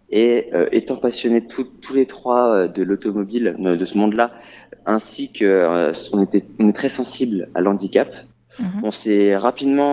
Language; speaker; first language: French; native; French